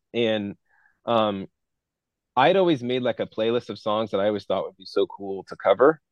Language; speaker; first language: English; native; English